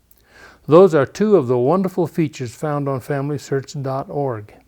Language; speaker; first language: English; native; English